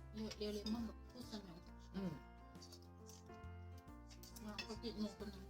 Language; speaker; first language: Japanese; non-native, learner; Thai